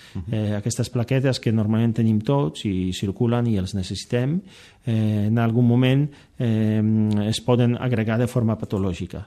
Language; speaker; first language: Catalan; non-native, fluent; Polish